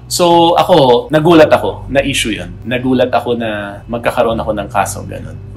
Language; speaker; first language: Filipino; native; Filipino